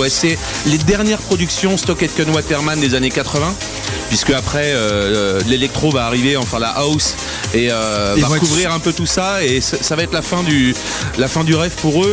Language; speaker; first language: French; native; French